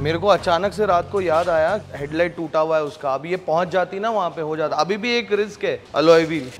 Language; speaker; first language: Hindi; native; Hindi